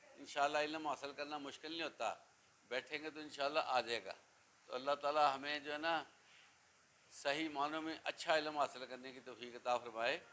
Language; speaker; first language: Urdu; non-native, local second language; Punjabi